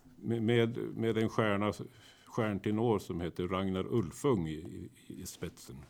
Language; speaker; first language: Swedish; native; Swedish